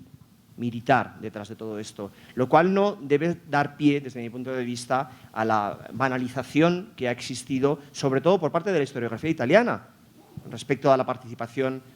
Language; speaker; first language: Spanish; native; Spanish